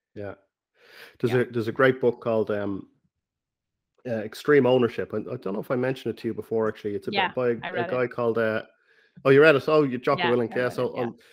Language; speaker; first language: English; native; English